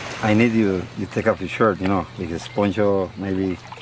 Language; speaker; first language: English; non-native, learner; Spanish